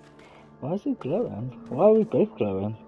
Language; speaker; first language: English; native; English